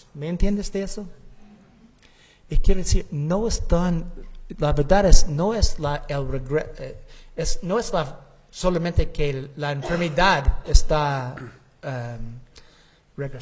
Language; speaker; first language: Spanish; non-native, learner; English